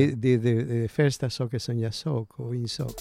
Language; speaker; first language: Swedish; non-native, learner; Spanish